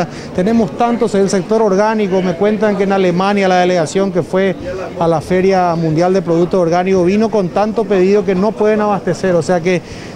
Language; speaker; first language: Spanish; native; Spanish